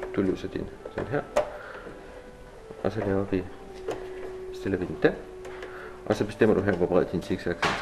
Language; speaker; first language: Danish; native; Danish